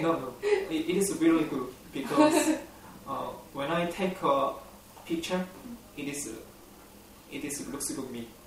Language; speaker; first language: English; non-native, learner; Korean